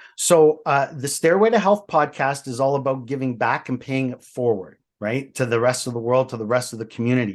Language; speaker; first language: English; native; English